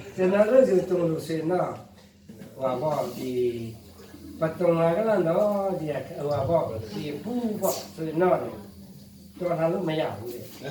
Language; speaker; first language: Burmese; non-native, local second language; Hakha Chin